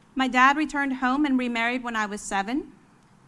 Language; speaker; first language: English; early bilingual, other home language; Spanish